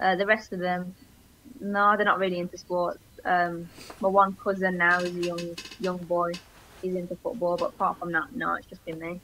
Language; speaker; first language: English; early bilingual, other home language; Greek